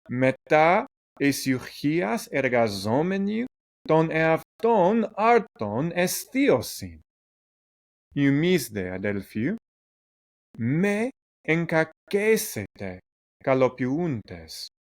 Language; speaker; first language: Greek; non-native, fluent; English